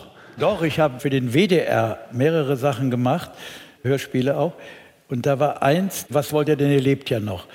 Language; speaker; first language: German; native; German